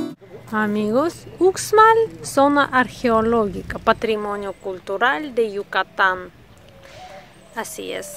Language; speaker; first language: Spanish; non-native, learner; Russian